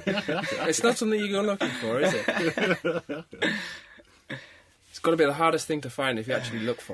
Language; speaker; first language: English; native; English